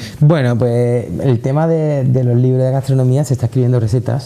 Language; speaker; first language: Spanish; native; Spanish